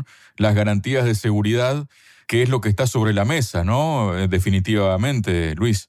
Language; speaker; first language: Spanish; native; Spanish